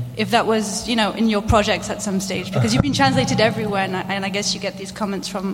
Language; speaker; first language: English; non-native, fluent; Morisyen